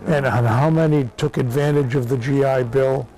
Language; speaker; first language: English; native; English